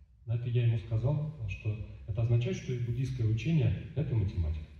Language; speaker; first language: Russian; native; Russian